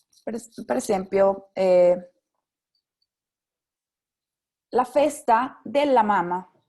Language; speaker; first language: Italian; non-native, fluent; Spanish